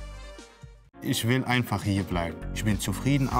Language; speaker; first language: German; non-native, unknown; Arabic